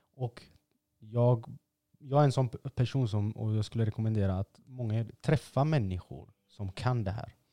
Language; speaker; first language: Swedish; early bilingual, other home language; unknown